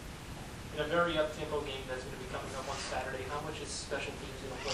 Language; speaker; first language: English; native; English